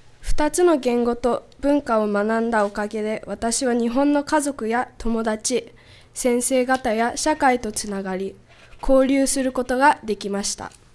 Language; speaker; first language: Japanese; non-native, fluent; English